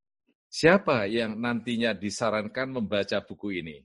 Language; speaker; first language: Indonesian; native; Indonesian